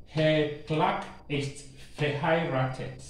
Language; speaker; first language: German; non-native, learner; Akan